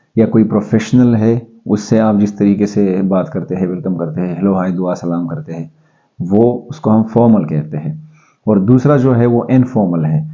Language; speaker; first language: Urdu; non-native, local second language; Pashto